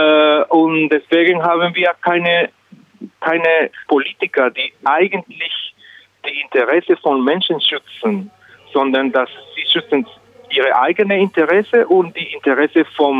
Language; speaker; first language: German; non-native, learner; Spanish